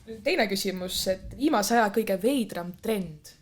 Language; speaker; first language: Estonian; native; Estonian